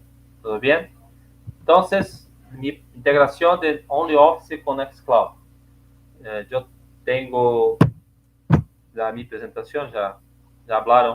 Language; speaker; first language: Spanish; non-native, learner; Portuguese